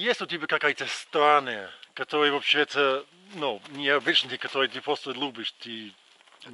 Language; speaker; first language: Russian; non-native, fluent; English